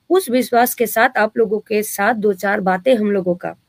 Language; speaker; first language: Hindi; non-native, local second language; Bangla